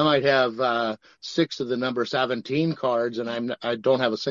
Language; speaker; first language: English; native; English